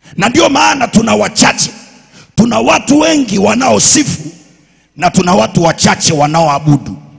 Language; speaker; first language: Swahili; native; Swahili